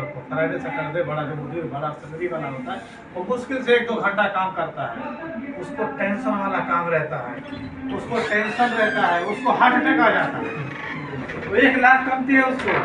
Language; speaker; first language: Hindi; non-native, learner; Nepali